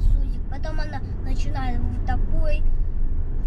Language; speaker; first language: Russian; early bilingual, heritage; Russian